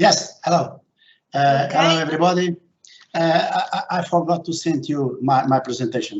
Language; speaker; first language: English; non-native, fluent; Portuguese